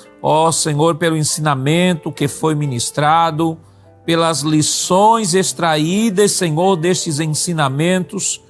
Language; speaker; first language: Portuguese; native; Portuguese